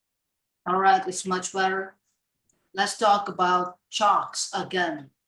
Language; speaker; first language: English; non-native, fluent; Vietnamese